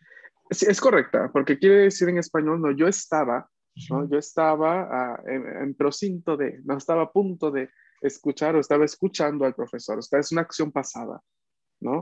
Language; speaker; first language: Spanish; native; Spanish